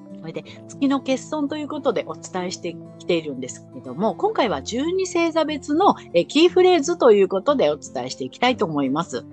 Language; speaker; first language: Japanese; native; Japanese